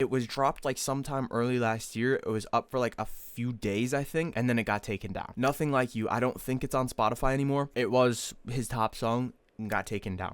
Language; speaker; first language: English; native; English